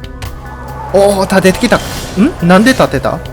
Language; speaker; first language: Japanese; native; Japanese